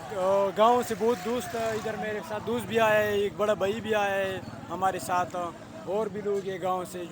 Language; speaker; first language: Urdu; non-native, local second language; Pashto